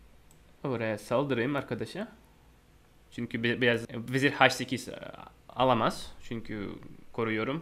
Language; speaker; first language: Turkish; non-native, fluent; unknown